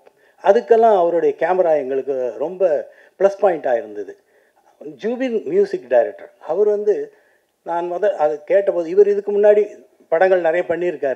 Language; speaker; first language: Tamil; native; Tamil